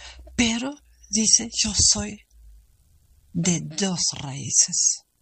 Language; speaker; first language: Spanish; non-native, learner; German